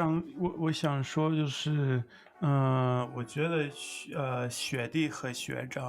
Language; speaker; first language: Chinese; non-native, fluent; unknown